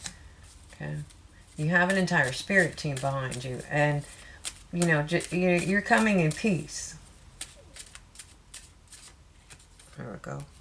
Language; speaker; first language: English; native; English